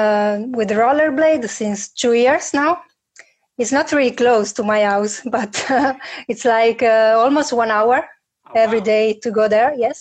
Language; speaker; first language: English; non-native, fluent; Italian